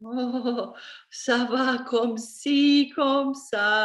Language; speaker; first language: French; non-native, fluent; English